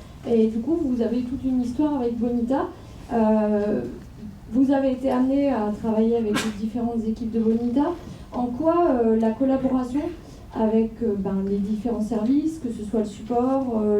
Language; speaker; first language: French; native; French